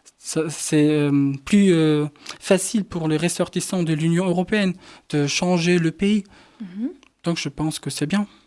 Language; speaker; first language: French; non-native, fluent; German